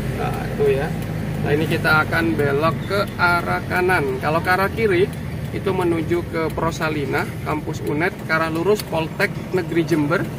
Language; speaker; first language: Indonesian; native; Indonesian